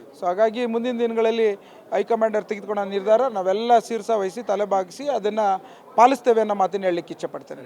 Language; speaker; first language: Kannada; native; Kannada